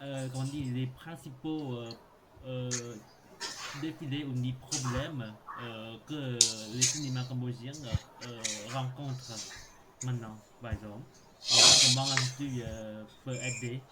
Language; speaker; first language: French; non-native, learner; Khmer